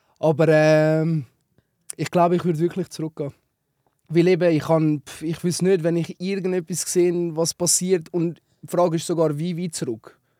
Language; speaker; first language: German; native; German